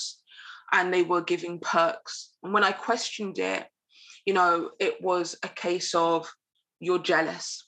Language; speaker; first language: English; native; English